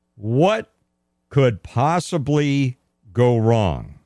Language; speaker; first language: English; native; English